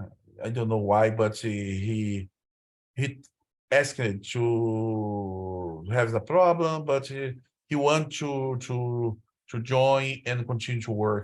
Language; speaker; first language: English; non-native, learner; Portuguese